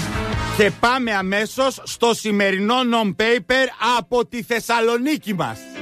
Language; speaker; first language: Greek; native; Greek